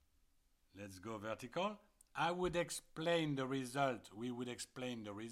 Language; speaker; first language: English; non-native, fluent; French